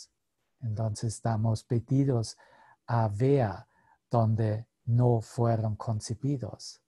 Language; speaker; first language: Spanish; non-native, fluent; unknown